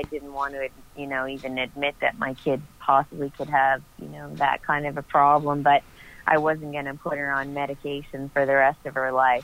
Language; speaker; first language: English; native; English